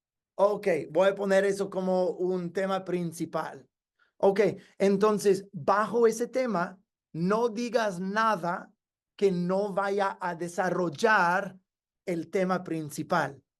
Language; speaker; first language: Spanish; non-native, fluent; English